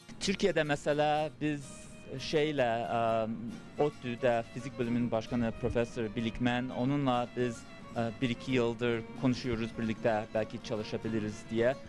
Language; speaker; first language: Turkish; early bilingual, heritage; English